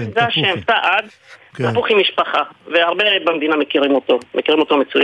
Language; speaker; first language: Hebrew; early bilingual, other home language; Arabic